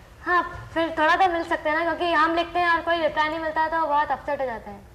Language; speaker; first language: Hindi; native; Hindi